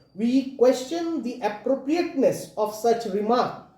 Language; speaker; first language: English; non-native, local second language; Bangla